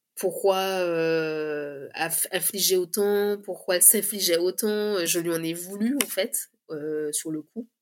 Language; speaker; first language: French; native; French